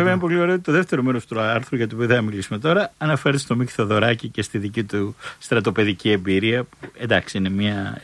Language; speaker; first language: Greek; native; Greek